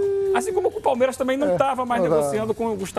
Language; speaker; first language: Portuguese; native; Portuguese